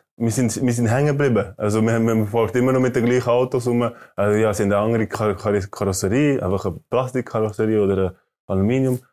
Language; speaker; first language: German; early bilingual, other home language; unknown